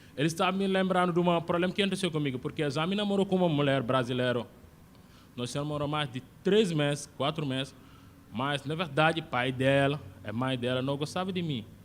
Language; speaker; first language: Portuguese; non-native, learner; Wolof